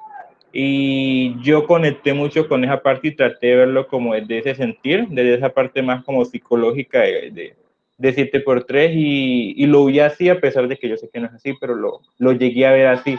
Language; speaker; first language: Spanish; native; Spanish